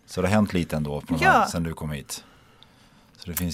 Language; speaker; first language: Swedish; native; Swedish